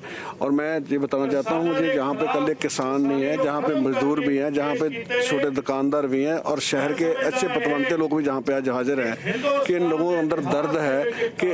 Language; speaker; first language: Hindi; non-native, local second language; Punjabi